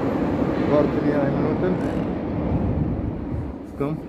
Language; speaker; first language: German; non-native, learner; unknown